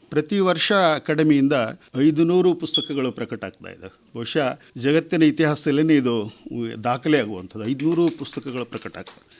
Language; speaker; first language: Kannada; native; Kannada